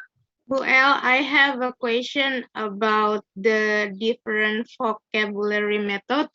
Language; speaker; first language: English; non-native, learner; Indonesian